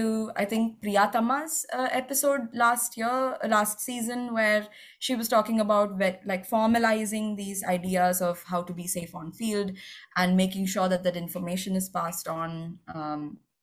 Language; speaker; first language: English; non-native, local second language; Malayalam